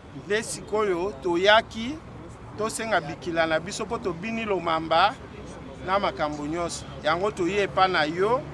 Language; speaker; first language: Lingala; non-native, local second language; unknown